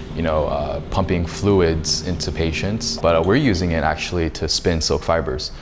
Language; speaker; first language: English; native; English